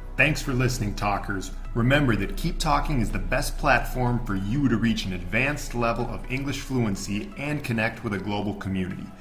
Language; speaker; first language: English; native; English